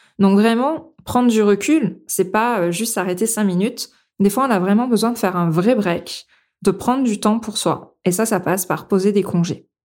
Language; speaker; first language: French; native; French